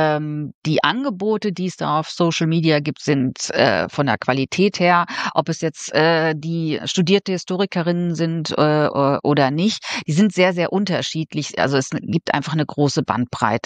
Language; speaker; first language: German; native; German